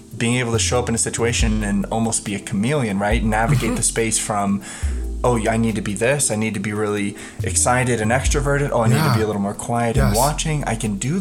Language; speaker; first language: English; native; English